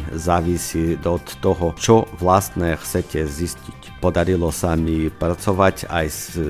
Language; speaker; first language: Slovak; non-native, learner; Portuguese